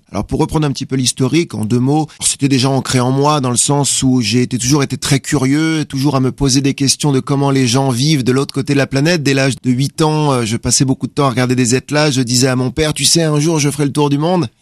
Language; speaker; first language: French; native; French